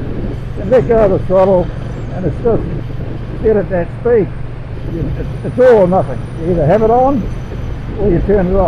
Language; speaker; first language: English; native; English